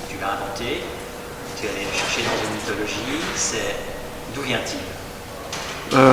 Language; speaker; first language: French; native; French